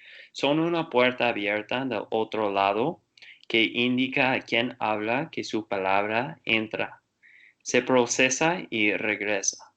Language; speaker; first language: Spanish; non-native, learner; Portuguese